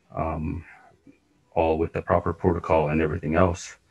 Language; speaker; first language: English; non-native, fluent; Cree